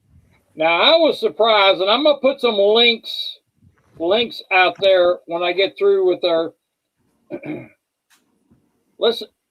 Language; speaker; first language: English; native; English